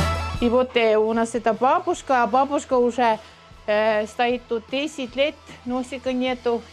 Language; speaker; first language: Russian; non-native, local second language; Estonian